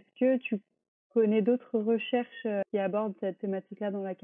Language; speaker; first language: French; native; French